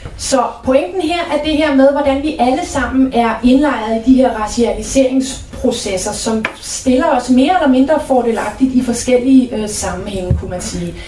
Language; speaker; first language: Danish; native; Danish